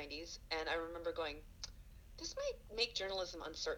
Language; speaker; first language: English; native; English